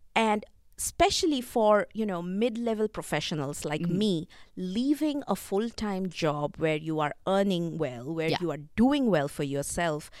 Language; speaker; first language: English; non-native, local second language; Bangla